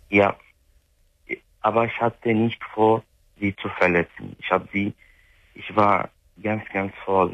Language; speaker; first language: German; non-native, fluent; Arabic